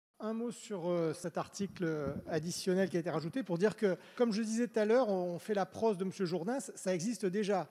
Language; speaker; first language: French; native; French